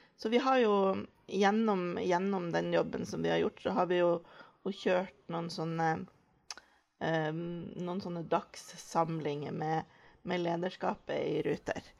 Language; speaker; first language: Norwegian; native; Norwegian